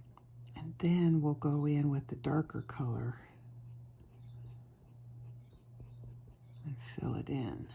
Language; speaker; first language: English; native; English